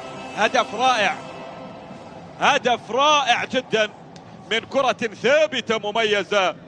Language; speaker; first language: Arabic; native; Arabic